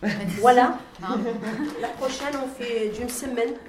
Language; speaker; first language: French; non-native, learner; Arabic